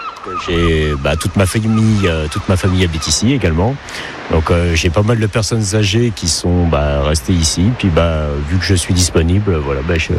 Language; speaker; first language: French; native; French